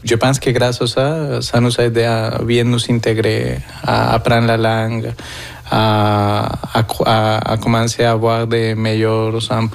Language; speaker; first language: French; non-native, fluent; Spanish